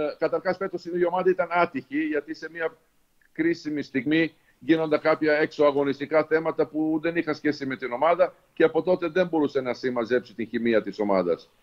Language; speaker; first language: Greek; non-native, fluent; Serbian